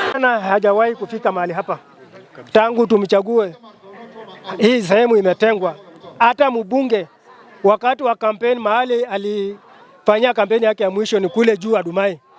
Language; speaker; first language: Swahili; non-native, local second language; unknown